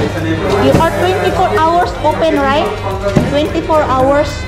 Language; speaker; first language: English; non-native, learner; Filipino